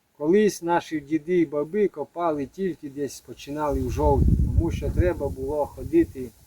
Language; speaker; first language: Ukrainian; native; Ukrainian